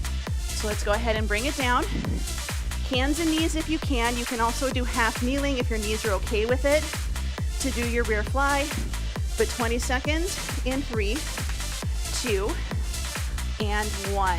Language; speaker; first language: English; native; English